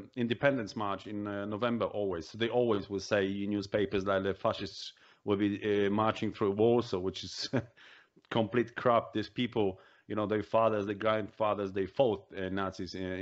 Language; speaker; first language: English; non-native, fluent; Polish